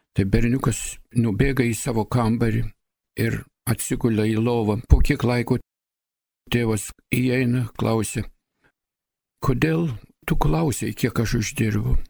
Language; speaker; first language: Lithuanian; early bilingual, heritage; Lithuanian